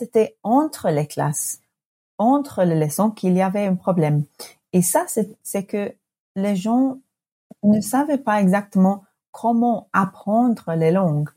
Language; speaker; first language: French; non-native, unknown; English